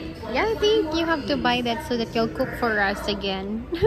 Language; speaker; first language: English; non-native, local second language; Filipino